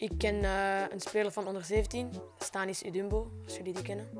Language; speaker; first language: Dutch; non-native, local second language; French